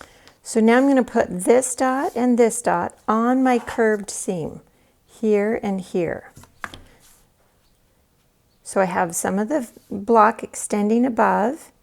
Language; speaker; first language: English; native; English